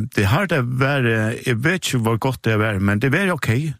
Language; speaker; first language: Danish; non-native, local second language; Faroese